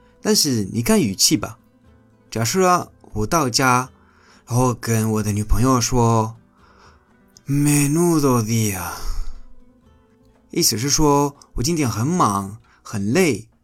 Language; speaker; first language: Chinese; non-native, fluent; Spanish